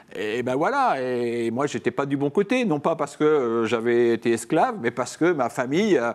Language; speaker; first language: French; native; French